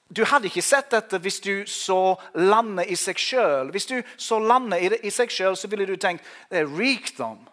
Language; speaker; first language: Norwegian; non-native, fluent; English